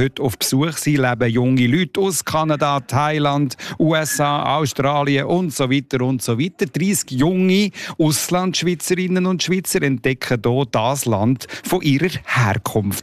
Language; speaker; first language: German; native; German